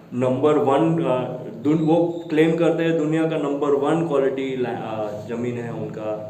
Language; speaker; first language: Hindi; non-native, local second language; Gujarati